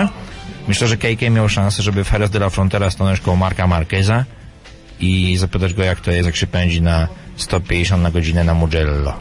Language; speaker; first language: Polish; native; Polish